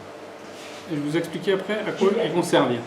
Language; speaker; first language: French; native; French